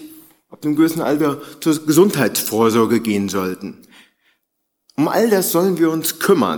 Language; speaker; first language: German; native; German